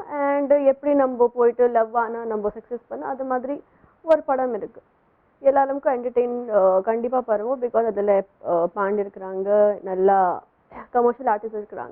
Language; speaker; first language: Tamil; non-native, local second language; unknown